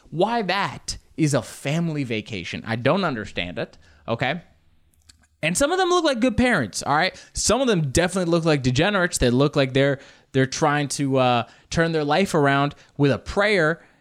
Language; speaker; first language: English; early bilingual, other home language; Spanish